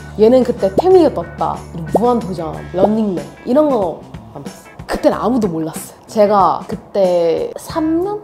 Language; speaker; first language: Korean; non-native, fluent; Hindi